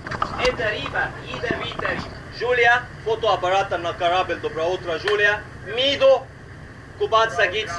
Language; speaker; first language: Russian; non-native, learner; Arabic